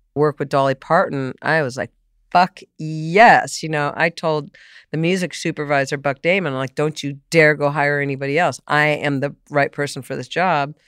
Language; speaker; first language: English; native; English